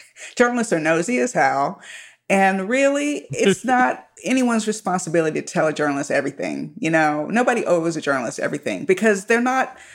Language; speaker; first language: English; native; English